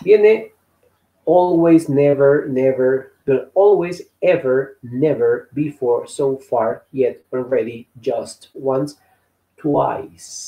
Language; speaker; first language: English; non-native, fluent; Spanish